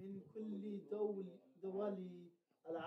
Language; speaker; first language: Arabic; non-native, learner; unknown